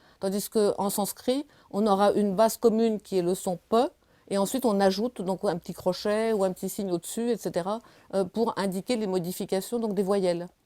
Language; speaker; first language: French; native; French